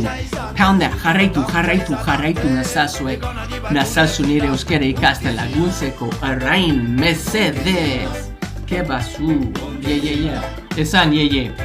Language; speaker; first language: Basque; non-native, learner; English